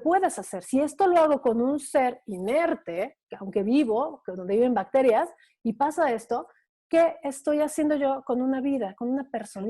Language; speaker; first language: Spanish; native; Spanish